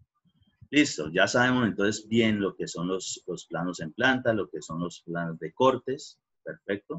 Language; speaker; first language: Spanish; native; Spanish